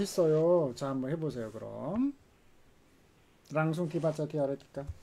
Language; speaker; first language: Korean; native; Korean